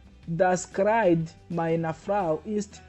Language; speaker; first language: German; non-native, fluent; Kinyarwanda